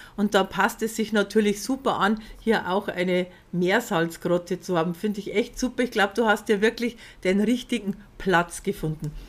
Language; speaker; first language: German; native; German